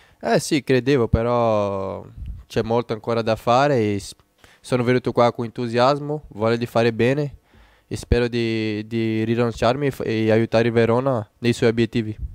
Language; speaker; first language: Italian; non-native, fluent; Portuguese